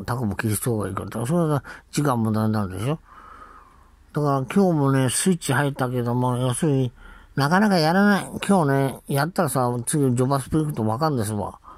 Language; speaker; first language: Japanese; native; Japanese